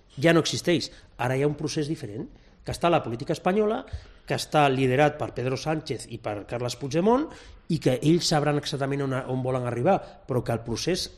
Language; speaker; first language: Catalan; non-native, local second language; Spanish